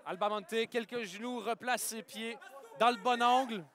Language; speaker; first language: French; native; French